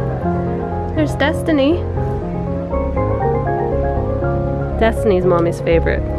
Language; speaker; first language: English; native; English